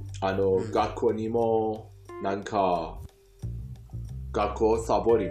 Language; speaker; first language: Japanese; non-native, fluent; Persian